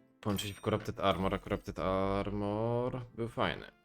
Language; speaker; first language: Polish; native; Polish